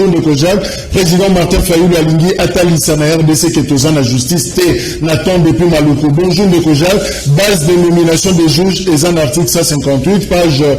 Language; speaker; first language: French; non-native, local second language; Lingala